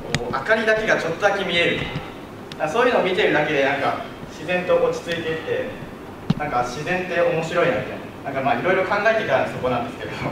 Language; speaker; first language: Japanese; native; Japanese